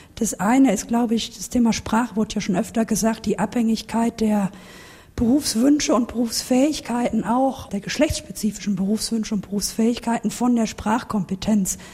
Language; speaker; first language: German; non-native, fluent; Turkish